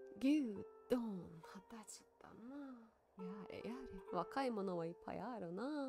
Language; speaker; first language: Japanese; non-native, learner; Russian